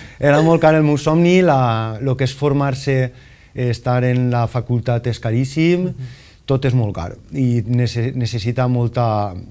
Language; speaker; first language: Catalan; native; Catalan